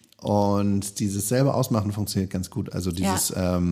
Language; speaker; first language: German; native; German